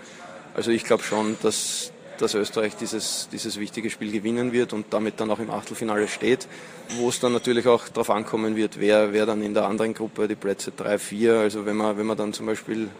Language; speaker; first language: German; native; German